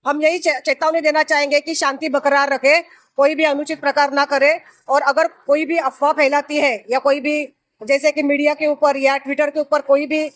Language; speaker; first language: Hindi; non-native, local second language; Marathi